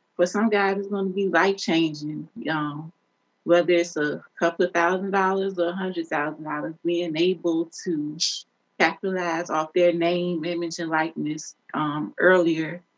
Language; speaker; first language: English; native; English